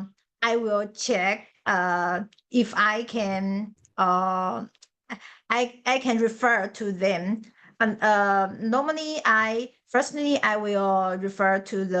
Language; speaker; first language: English; non-native, learner; Chinese